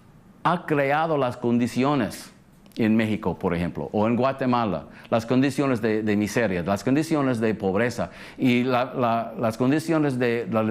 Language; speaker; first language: Spanish; early bilingual, heritage; English